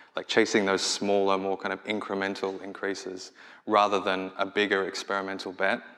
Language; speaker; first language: English; native; English